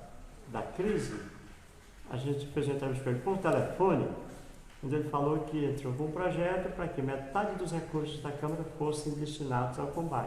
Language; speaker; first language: Portuguese; native; Portuguese